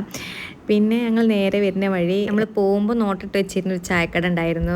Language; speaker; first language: Malayalam; native; Malayalam